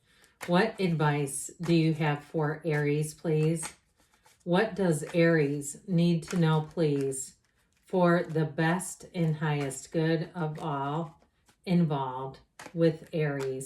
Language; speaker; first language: English; native; English